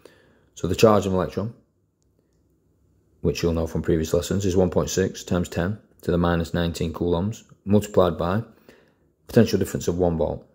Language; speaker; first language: English; native; English